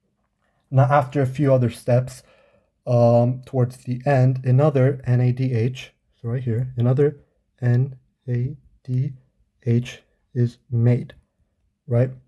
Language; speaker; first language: English; native; English